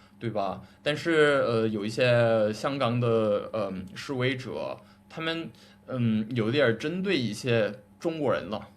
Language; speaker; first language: Chinese; non-native, fluent; English